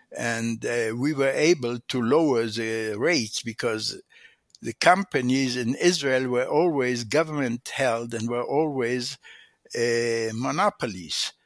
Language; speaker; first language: English; non-native, fluent; Hebrew